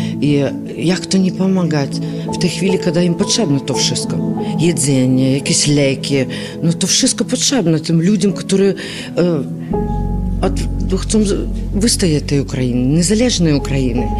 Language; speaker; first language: Polish; non-native, learner; Ukrainian